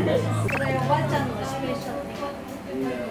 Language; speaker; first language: Japanese; non-native, fluent; Filipino